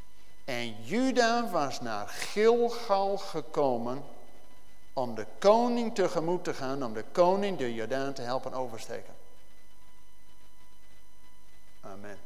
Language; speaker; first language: Dutch; native; Dutch